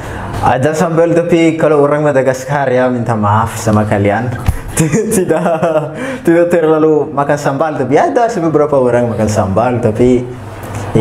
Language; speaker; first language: Indonesian; non-native, learner; Malagasy